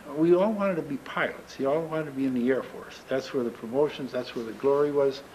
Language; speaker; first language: English; native; English